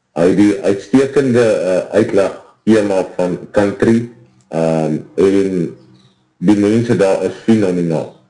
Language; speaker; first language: Afrikaans; native; Afrikaans